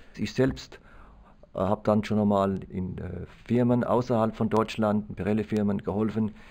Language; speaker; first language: German; native; German